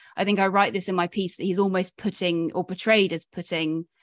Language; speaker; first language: English; native; English